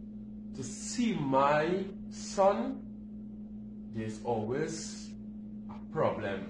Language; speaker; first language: English; native; English